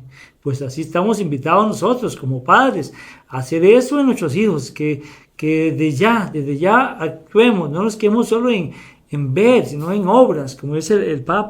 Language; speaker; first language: Spanish; native; Spanish